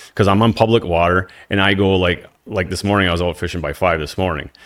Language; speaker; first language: English; native; English